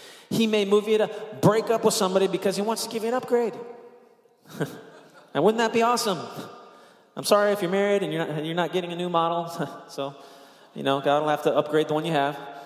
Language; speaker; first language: English; native; English